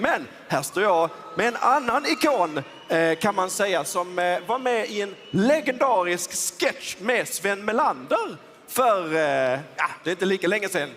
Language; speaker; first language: Swedish; native; Swedish